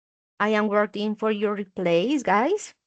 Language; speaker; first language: English; non-native, learner; Spanish